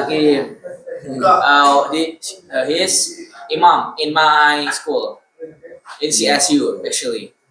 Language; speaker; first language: English; non-native, learner; Indonesian